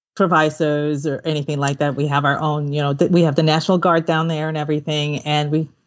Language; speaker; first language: English; early bilingual, other home language; Spanish